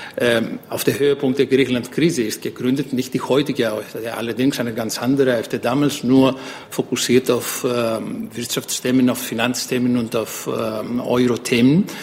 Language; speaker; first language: German; non-native, fluent; Greek